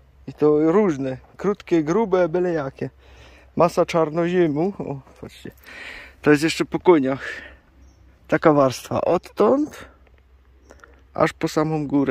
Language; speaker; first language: Polish; native; Polish